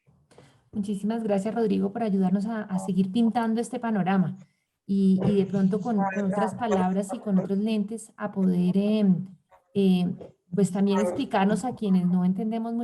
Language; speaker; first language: Spanish; native; Spanish